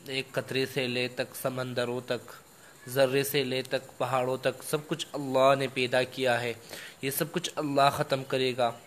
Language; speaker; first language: Urdu; non-native, local second language; Pashto